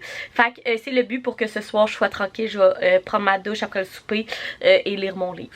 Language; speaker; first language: French; native; French